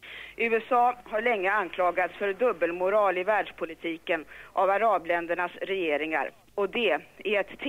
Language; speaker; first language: Swedish; native; Swedish